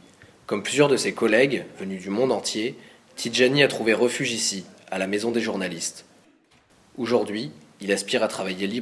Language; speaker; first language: French; native; French